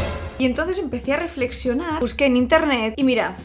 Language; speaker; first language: Spanish; native; Spanish